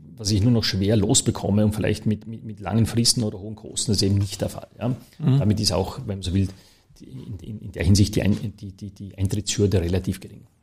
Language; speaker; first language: German; native; German